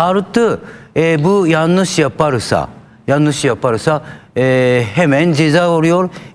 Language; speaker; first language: Turkish; non-native, learner; Japanese